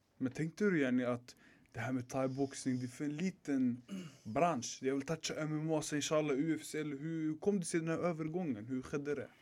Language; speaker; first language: Swedish; early bilingual, other home language; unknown